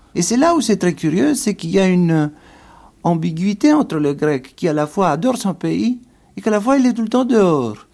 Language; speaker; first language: French; non-native, fluent; Greek